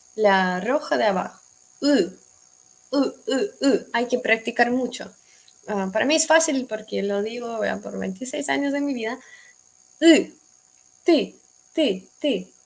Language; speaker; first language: Spanish; non-native, fluent; Russian